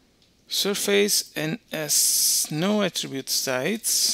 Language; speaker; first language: English; non-native, fluent; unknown